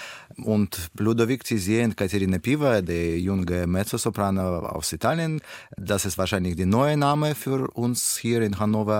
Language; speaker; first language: German; non-native, learner; Russian